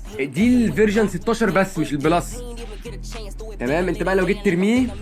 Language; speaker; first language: Arabic; native; Arabic